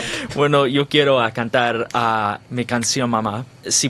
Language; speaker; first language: Spanish; non-native, learner; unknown